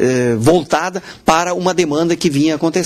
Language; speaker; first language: Portuguese; native; Portuguese